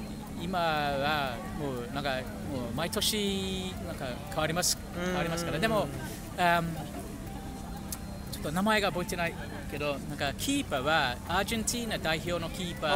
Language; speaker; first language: Japanese; non-native, fluent; English